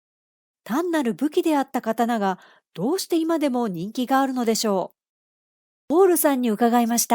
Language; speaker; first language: Japanese; native; Japanese